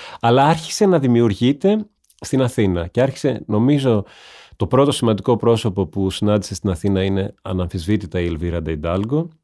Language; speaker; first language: Greek; native; Greek